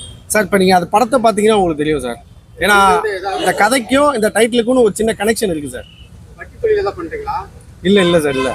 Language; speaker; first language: Tamil; native; Tamil